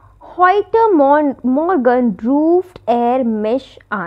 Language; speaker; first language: German; non-native, fluent; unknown